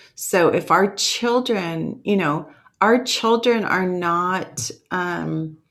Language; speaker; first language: English; early bilingual, other home language; Italian